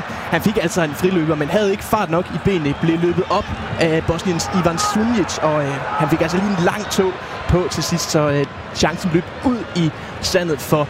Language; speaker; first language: Danish; native; Danish